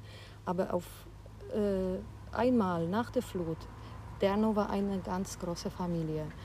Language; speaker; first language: German; non-native, fluent; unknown